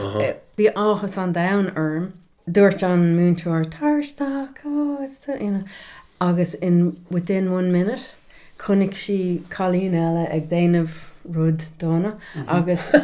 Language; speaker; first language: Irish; non-native, local second language; English